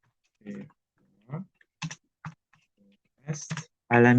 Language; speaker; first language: French; non-native, fluent; Indonesian